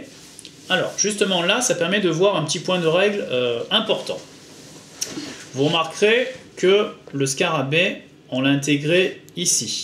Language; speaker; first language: French; native; French